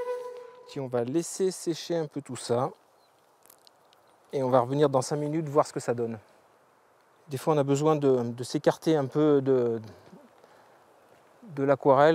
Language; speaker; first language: French; native; French